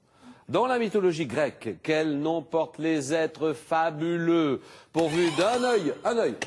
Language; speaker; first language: French; native; French